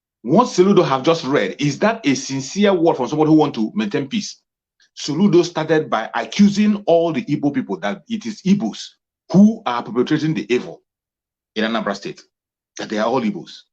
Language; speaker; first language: English; non-native, local second language; Igbo